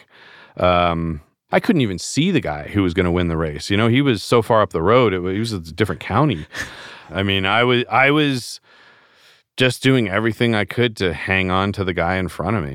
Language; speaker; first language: English; native; English